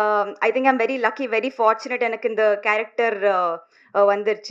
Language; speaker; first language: Tamil; non-native, learner; Telugu